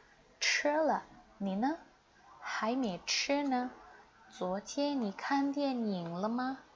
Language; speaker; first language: Chinese; non-native, fluent; Indonesian